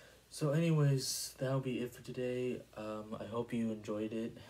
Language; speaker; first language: English; native; English